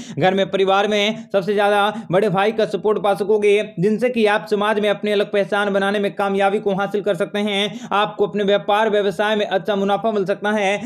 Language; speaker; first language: Hindi; native; Hindi